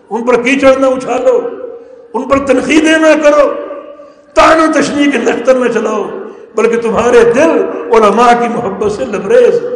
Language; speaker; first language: Urdu; native; Urdu